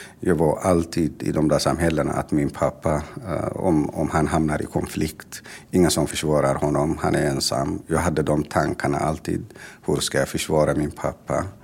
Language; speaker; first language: Swedish; non-native, fluent; Tigrinya